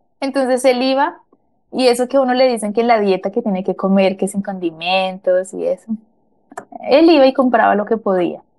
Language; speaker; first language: Spanish; native; Spanish